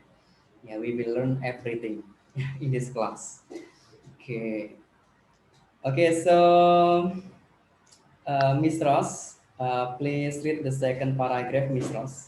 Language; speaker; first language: English; non-native, learner; Indonesian